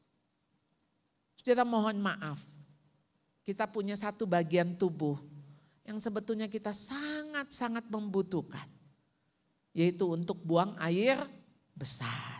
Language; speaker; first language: Indonesian; native; Indonesian